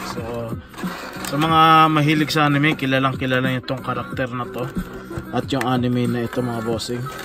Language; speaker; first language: Filipino; native; Filipino